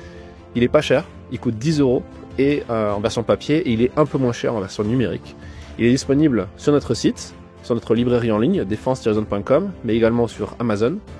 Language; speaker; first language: French; native; French